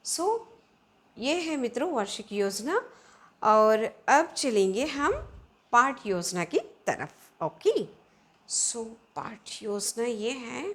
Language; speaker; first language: Hindi; non-native, local second language; Telugu